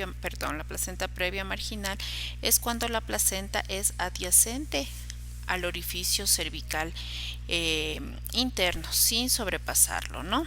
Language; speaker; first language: Spanish; native; Spanish